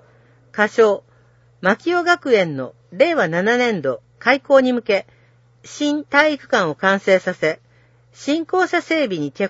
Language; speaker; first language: Japanese; native; Japanese